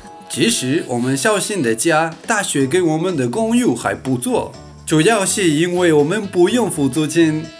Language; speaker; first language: Chinese; non-native, fluent; Spanish